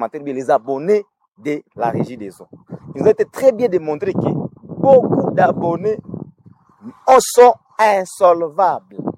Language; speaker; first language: French; non-native, local second language; Nande